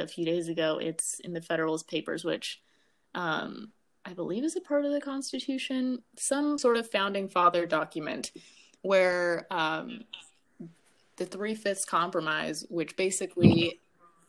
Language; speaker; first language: English; early bilingual, other home language; Amharic